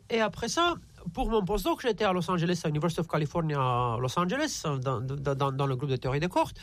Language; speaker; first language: French; non-native, fluent; Romanian